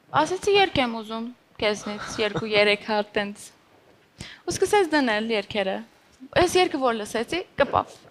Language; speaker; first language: Armenian; early bilingual, heritage; Armenian